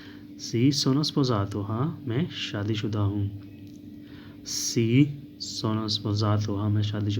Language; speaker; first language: Italian; non-native, learner; Urdu